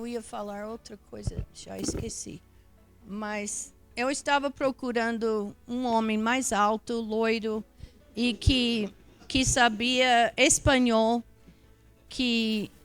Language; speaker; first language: Portuguese; non-native, fluent; English